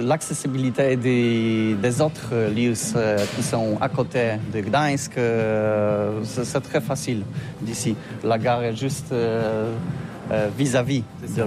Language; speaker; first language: French; non-native, learner; Polish